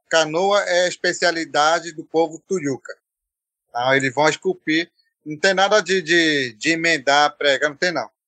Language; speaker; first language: Portuguese; non-native, local second language; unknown